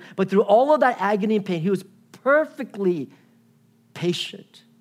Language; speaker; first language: English; native; English